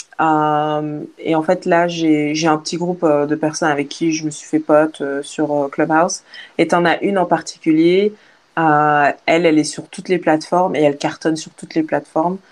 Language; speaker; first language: French; native; French